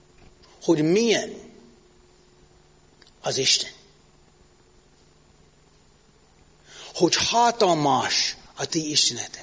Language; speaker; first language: Hungarian; non-native, learner; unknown